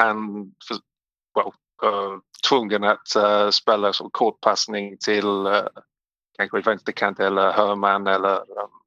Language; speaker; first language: Swedish; non-native, learner; English